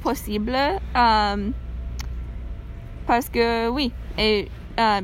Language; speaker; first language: French; non-native, learner; English